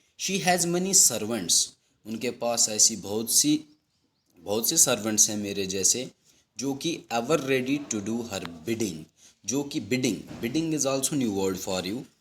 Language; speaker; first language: Hindi; native; Hindi